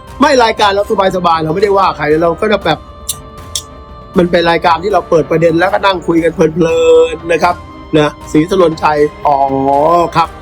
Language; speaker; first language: Thai; native; Thai